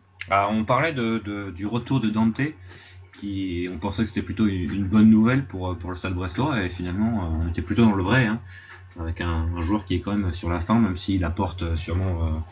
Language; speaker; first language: French; native; French